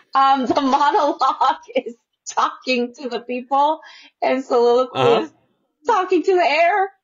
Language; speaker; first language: English; native; English